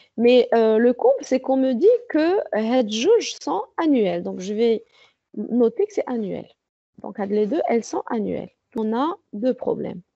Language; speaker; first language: French; non-native, local second language; Arabic